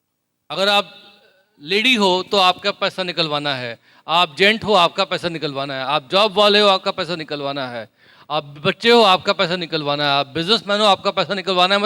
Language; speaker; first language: Hindi; native; Hindi